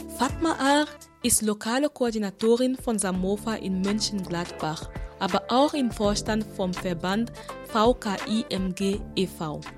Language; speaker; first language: German; native; German